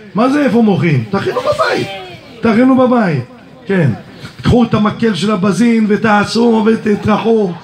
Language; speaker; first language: Hebrew; early bilingual, other home language; Arabic